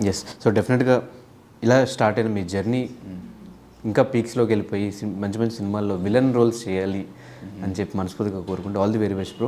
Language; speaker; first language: Telugu; native; Telugu